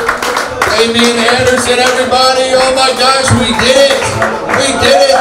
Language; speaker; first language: English; native; English